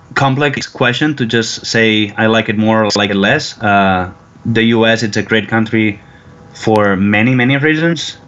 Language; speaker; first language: English; non-native, fluent; Spanish